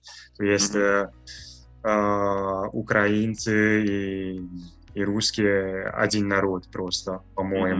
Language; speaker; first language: Russian; non-native, fluent; Italian